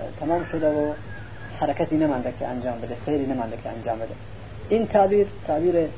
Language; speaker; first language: Persian; non-native, local second language; Central Kurdish